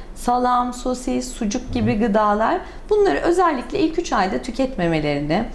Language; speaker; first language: Turkish; native; Turkish